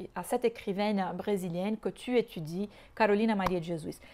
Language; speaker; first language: French; non-native, fluent; Portuguese